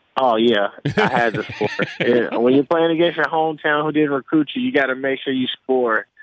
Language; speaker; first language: English; native; English